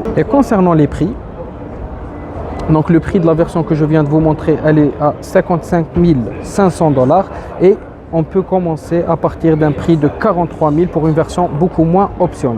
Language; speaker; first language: French; native; French